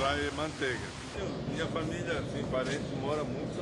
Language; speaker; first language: Portuguese; early bilingual, other home language; Japanese